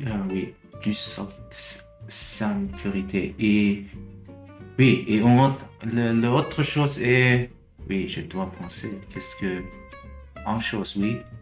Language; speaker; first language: French; non-native, learner; German